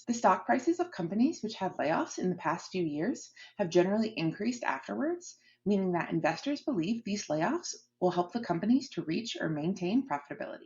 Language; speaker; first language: English; native; English